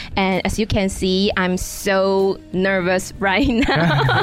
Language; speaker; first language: English; non-native, fluent; Chinese